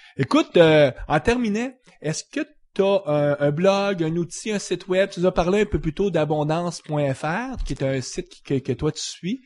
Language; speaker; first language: French; native; French